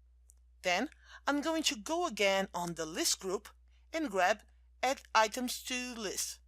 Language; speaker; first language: English; non-native, fluent; Portuguese